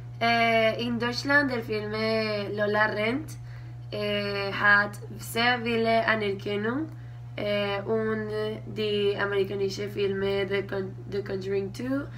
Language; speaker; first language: German; non-native, learner; Spanish